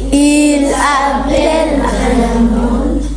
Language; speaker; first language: French; non-native, learner; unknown